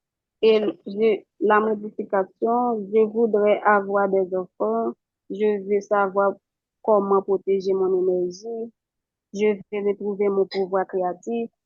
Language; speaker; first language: French; non-native, local second language; Haitian Creole